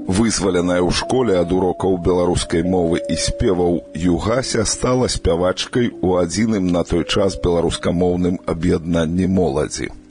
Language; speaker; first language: Belarusian; native; Belarusian